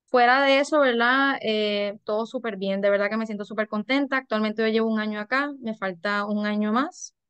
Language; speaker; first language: Spanish; native; Spanish